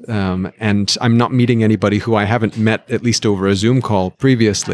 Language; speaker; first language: English; native; English